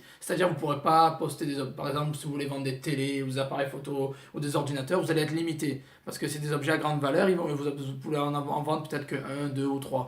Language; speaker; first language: French; native; French